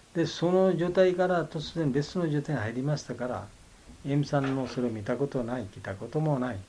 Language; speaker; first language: Japanese; non-native, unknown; Bangla